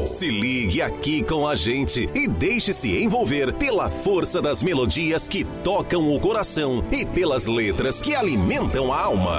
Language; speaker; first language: Portuguese; native; Portuguese